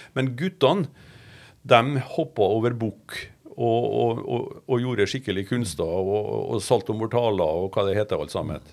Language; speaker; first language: Norwegian; native; Norwegian